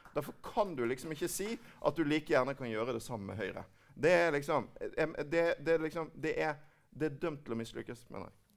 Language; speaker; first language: Norwegian; native; Norwegian